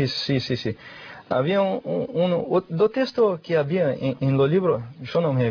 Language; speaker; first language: Spanish; non-native, fluent; Portuguese